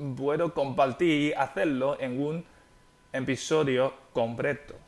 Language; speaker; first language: Spanish; non-native, fluent; Chinese